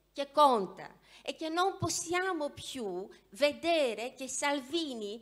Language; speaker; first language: Italian; non-native, fluent; Greek